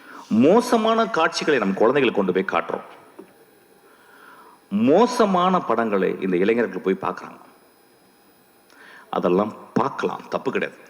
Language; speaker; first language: Tamil; native; Tamil